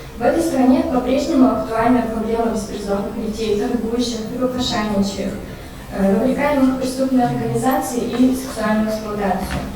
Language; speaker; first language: Russian; native; Russian